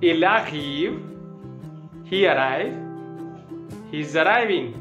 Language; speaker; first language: English; non-native, learner; Hindi